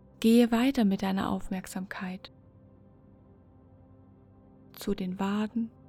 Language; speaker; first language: German; native; German